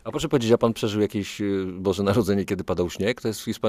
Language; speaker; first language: Polish; native; Polish